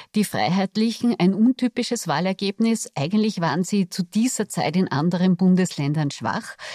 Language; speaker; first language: German; native; German